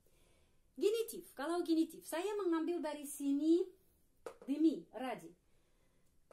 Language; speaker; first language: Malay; non-native, fluent; Russian